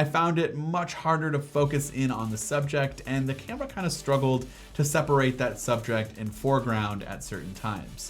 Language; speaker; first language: English; native; English